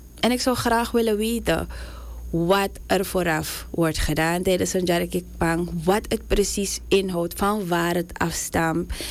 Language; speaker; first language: Dutch; native; Dutch